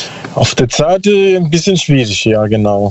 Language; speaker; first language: German; non-native, learner; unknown